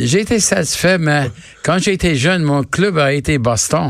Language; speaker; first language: French; non-native, learner; English